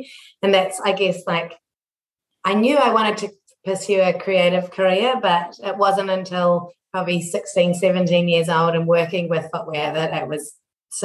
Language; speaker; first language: English; native; English